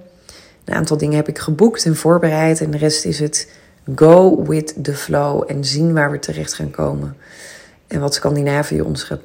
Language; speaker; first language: Dutch; native; Dutch